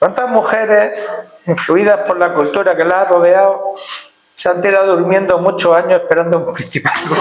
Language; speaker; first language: Spanish; native; Spanish